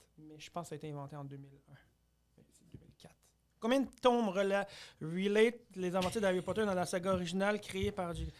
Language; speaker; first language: French; early bilingual, other home language; Arabic